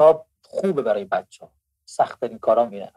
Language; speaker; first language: Persian; native; Persian